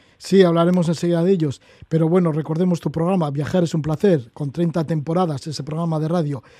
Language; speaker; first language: Spanish; native; Spanish